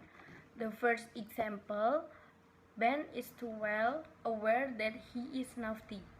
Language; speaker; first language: English; non-native, learner; Indonesian